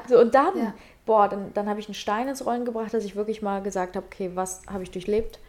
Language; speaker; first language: German; early bilingual, other home language; Russian